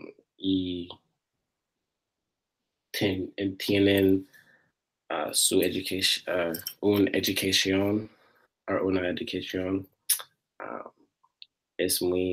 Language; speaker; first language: Spanish; non-native, learner; English